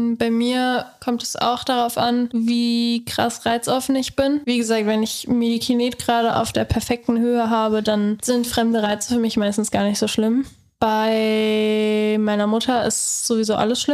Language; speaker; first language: German; native; German